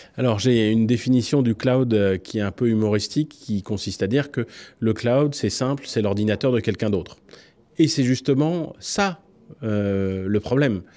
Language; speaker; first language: French; native; French